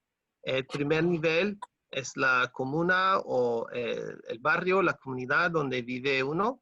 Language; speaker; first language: Spanish; non-native, fluent; English